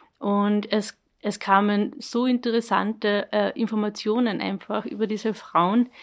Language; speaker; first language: German; native; German